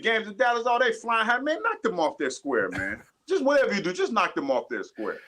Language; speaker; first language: English; native; English